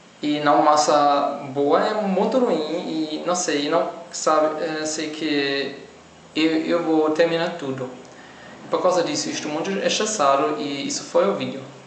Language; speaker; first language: Portuguese; non-native, learner; German